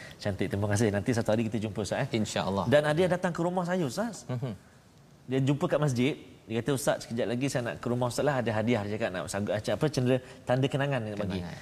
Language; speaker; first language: Malay; native; Malay